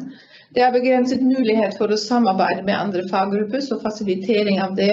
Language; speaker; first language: Norwegian; non-native, fluent; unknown